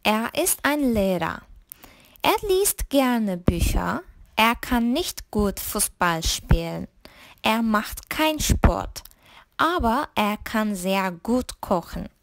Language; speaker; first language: German; non-native, fluent; Turkish